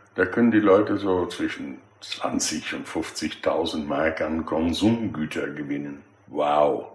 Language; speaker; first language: German; early bilingual, other home language; Dutch